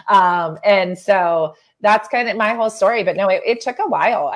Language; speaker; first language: English; native; English